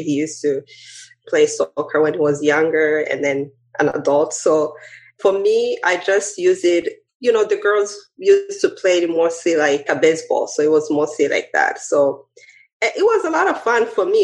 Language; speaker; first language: English; non-native, local second language; Kinyarwanda